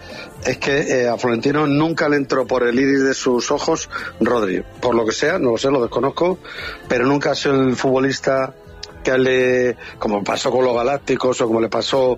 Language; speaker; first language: Spanish; native; Spanish